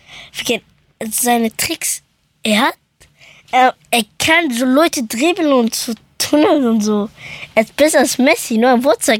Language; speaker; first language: German; early bilingual, other home language; Persian